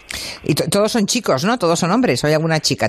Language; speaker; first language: Spanish; native; Spanish